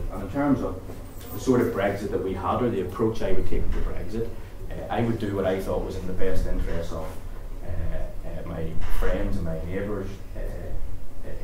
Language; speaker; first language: English; native; English